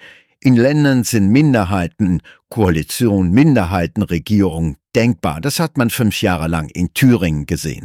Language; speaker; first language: German; native; German